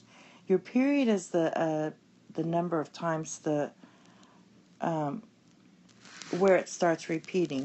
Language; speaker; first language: English; native; English